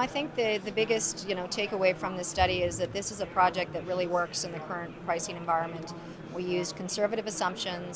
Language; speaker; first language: English; native; English